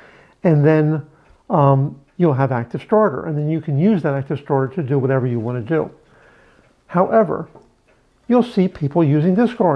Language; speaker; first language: English; native; English